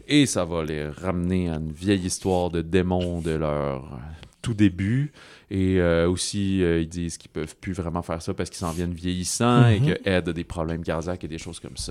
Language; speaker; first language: French; native; French